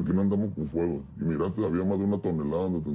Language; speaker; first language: Spanish; native; Spanish